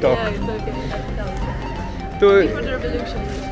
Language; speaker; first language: English; non-native, fluent; Persian